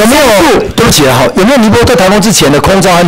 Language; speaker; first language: Chinese; native; Chinese